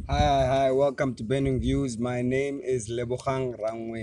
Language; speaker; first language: English; non-native, local second language; Tswana